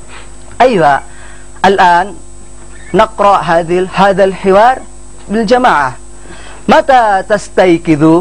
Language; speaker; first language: Arabic; non-native, fluent; Indonesian